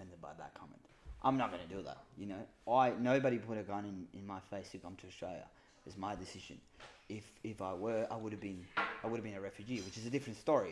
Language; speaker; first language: English; non-native, fluent; Spanish